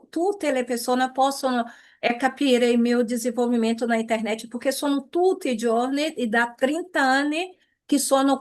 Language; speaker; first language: Italian; early bilingual, heritage; Portuguese